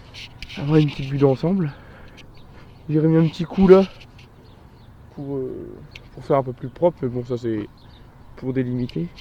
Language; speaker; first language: French; native; French